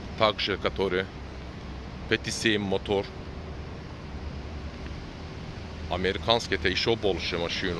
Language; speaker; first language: Russian; non-native, learner; Turkish